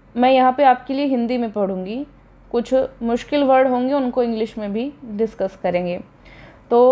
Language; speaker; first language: Hindi; native; Hindi